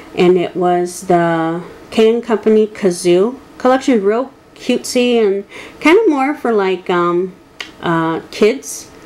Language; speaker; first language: English; native; English